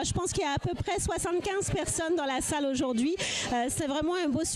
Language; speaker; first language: French; native; French